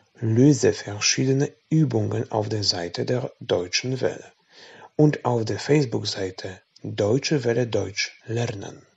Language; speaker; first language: German; non-native, fluent; Polish